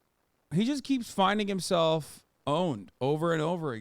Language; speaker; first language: English; native; English